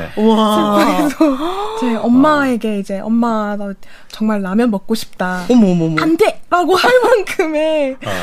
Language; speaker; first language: Korean; non-native, fluent; English